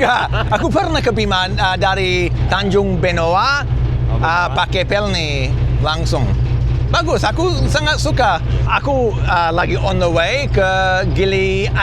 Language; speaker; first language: Indonesian; non-native, fluent; English